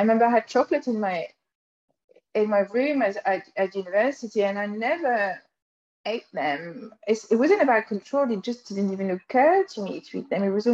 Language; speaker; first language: English; non-native, fluent; French